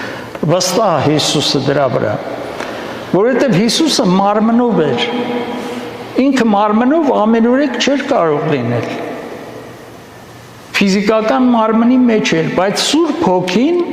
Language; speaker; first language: Armenian; native; Armenian